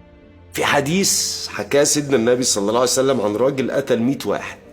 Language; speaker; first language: Arabic; native; Arabic